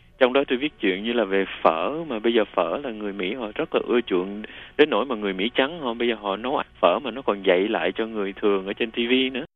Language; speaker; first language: Vietnamese; native; Vietnamese